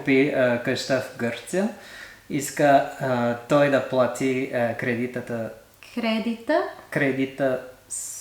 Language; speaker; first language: Bulgarian; non-native, learner; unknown